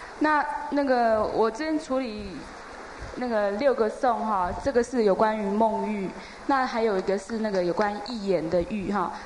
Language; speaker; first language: Chinese; native; Chinese